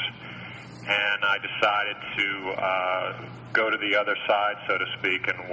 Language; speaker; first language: English; native; English